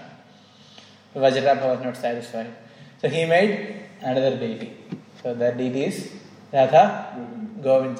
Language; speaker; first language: English; non-native, local second language; Malayalam